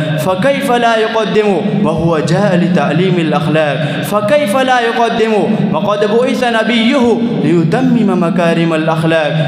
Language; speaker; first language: Arabic; non-native, learner; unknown